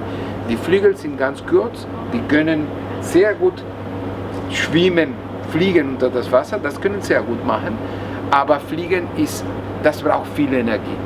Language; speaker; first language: German; non-native, learner; Spanish